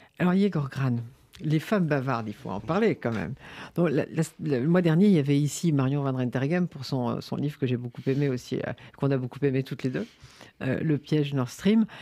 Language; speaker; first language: French; native; French